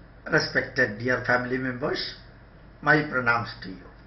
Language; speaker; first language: English; non-native, local second language; Malayalam